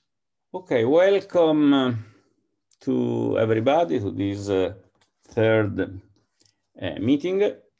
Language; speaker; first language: English; non-native, fluent; Italian